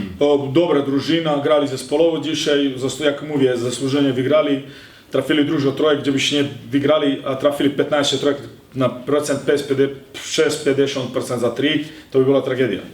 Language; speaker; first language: Polish; non-native, learner; Serbian